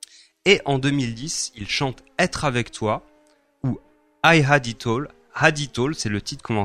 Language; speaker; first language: French; native; French